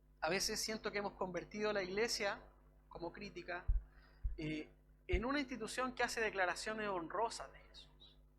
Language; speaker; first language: Spanish; native; Spanish